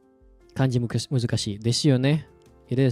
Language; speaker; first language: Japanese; non-native, fluent; Indonesian